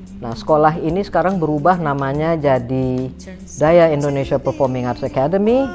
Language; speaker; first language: Indonesian; native; Indonesian